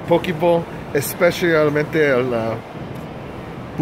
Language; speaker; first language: Spanish; non-native, learner; English